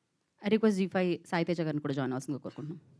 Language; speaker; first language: Telugu; native; Telugu